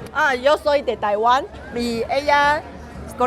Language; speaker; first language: Spanish; non-native, learner; Chinese